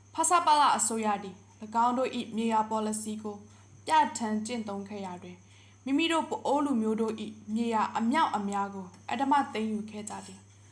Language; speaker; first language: Burmese; non-native, local second language; Pa'o Karen